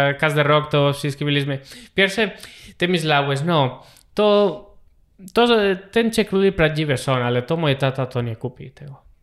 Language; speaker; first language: Polish; non-native, learner; Spanish